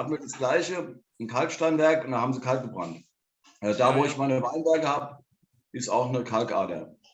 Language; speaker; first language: German; native; German